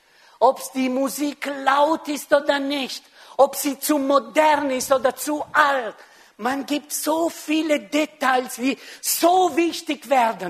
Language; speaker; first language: German; non-native, local second language; French